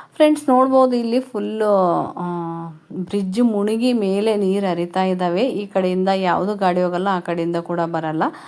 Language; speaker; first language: Kannada; native; Kannada